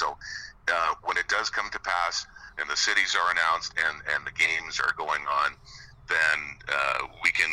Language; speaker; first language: English; native; English